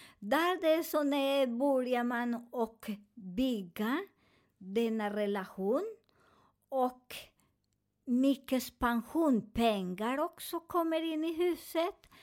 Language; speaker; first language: Swedish; non-native, learner; Spanish